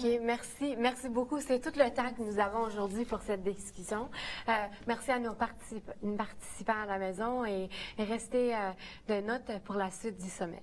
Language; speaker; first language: French; native; French